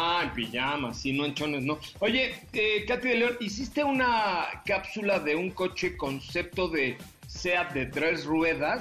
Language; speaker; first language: Spanish; native; Spanish